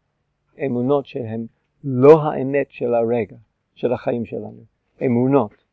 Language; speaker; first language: Hebrew; non-native, fluent; English